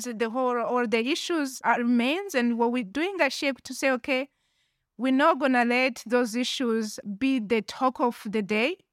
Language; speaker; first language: English; non-native, local second language; Kinyarwanda